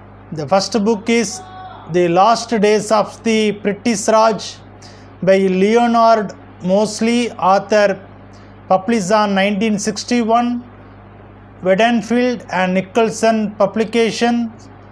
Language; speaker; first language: English; non-native, local second language; Tamil